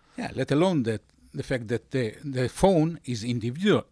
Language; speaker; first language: English; non-native, fluent; Hebrew